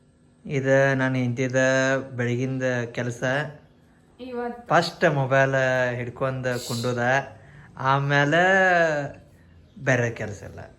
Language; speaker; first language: Kannada; native; Kannada